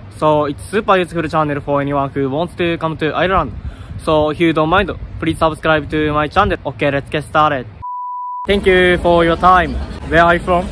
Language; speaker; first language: English; non-native, learner; Japanese